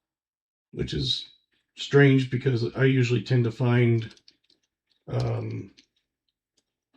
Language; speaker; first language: English; native; English